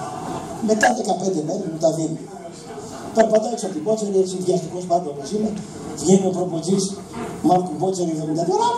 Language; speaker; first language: Greek; native; Greek